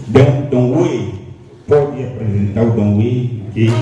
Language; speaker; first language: Portuguese; non-native, learner; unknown